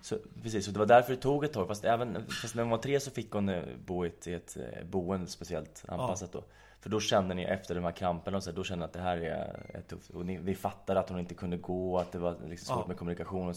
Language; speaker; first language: Swedish; native; Swedish